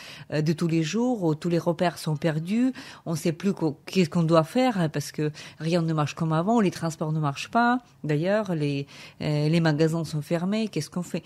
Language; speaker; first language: French; non-native, fluent; Ukrainian